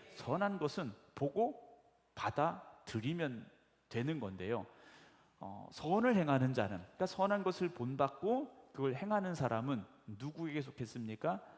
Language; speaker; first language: Korean; native; Korean